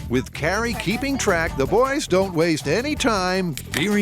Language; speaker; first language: English; native; English